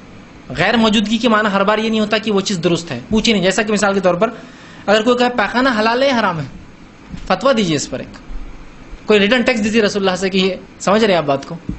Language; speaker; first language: Urdu; native; Urdu